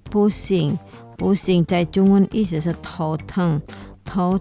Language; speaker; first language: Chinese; non-native, learner; Indonesian